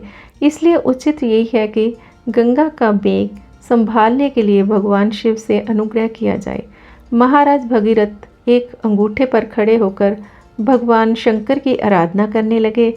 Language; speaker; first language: Hindi; native; Hindi